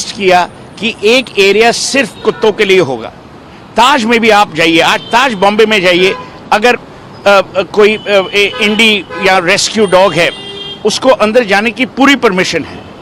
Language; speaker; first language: Hindi; native; Hindi